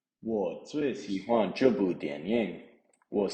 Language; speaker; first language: Chinese; non-native, learner; English